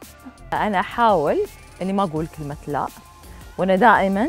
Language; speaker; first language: Arabic; native; Arabic